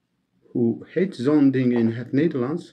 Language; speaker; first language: Dutch; non-native, learner; Turkish